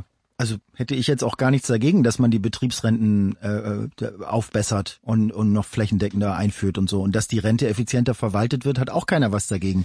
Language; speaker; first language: German; native; German